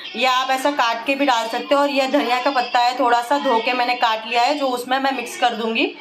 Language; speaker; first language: Hindi; native; Hindi